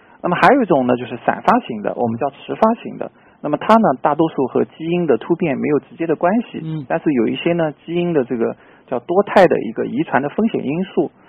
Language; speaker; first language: Chinese; native; Chinese